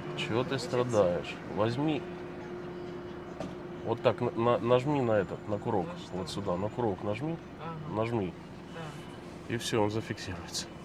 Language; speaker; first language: Russian; native; Russian